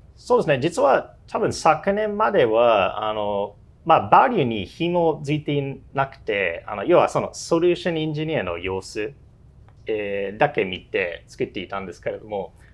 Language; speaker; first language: Japanese; non-native, fluent; English